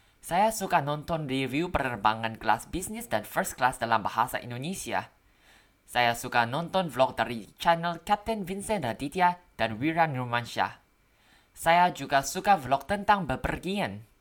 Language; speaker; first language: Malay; non-native, learner; Thai